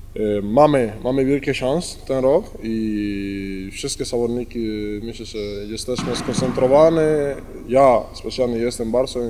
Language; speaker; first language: Polish; non-native, learner; Spanish